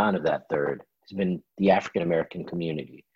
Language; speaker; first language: English; native; English